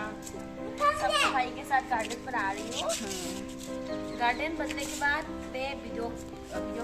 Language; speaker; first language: Hindi; non-native, local second language; Manipuri